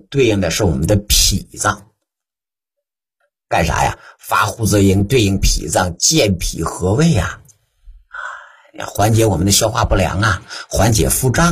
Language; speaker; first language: Chinese; native; Chinese